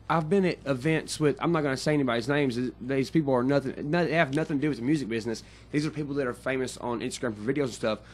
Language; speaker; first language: English; native; English